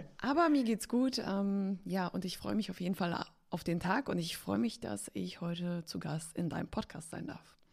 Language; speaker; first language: German; early bilingual, heritage; Polish